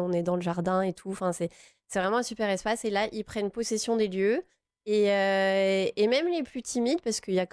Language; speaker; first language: French; native; French